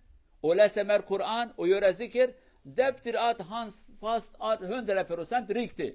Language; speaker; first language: Norwegian; non-native, fluent; Kurdish